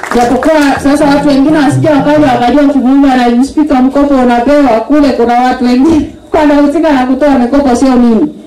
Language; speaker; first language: Swahili; native; Swahili